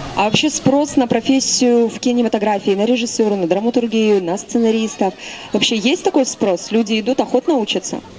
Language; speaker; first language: Russian; non-native, local second language; Ukrainian